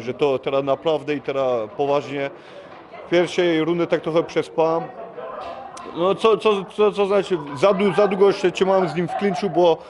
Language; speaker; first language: Polish; early bilingual, heritage; Polish